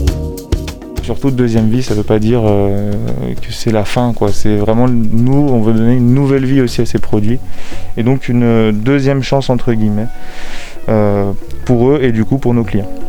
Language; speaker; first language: French; native; French